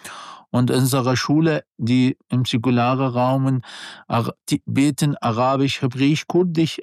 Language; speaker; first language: German; non-native, learner; Arabic